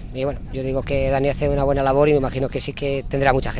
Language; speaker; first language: Spanish; native; Spanish